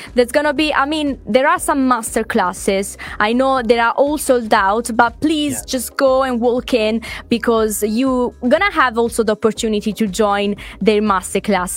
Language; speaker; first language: English; non-native, fluent; Italian